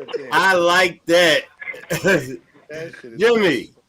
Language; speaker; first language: English; native; English